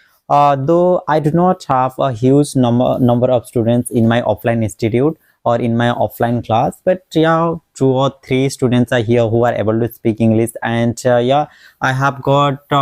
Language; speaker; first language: English; non-native, local second language; Odia